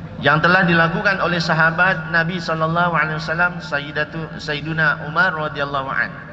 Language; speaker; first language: Malay; native; Malay